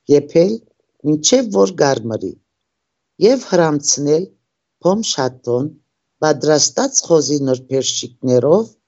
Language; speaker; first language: Armenian; early bilingual, heritage; Armenian